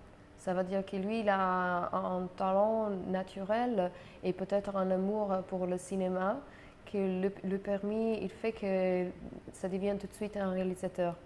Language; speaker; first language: French; non-native, fluent; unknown